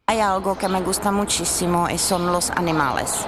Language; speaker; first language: Spanish; non-native, fluent; Czech